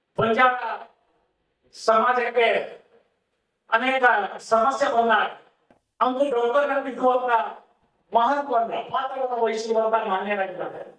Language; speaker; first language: Kannada; non-native, local second language; Lambadi